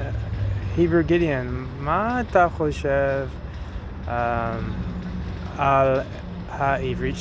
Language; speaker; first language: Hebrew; non-native, learner; English